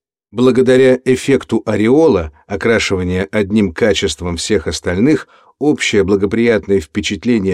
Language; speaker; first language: Russian; native; Russian